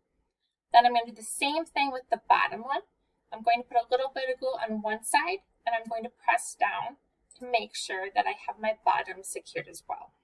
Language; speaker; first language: English; native; English